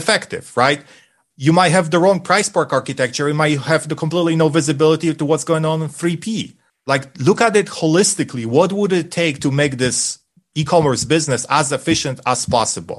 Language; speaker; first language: English; non-native, fluent; Polish